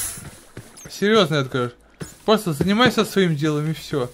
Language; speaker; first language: Russian; native; Russian